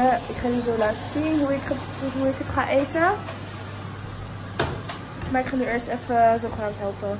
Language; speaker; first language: Dutch; early bilingual, other home language; Persian